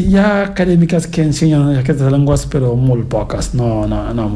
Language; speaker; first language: Catalan; non-native, fluent; Fula